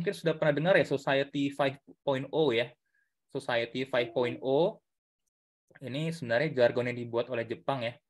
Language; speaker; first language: Indonesian; native; Indonesian